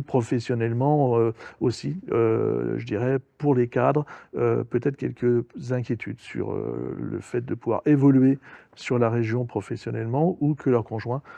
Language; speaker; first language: French; native; French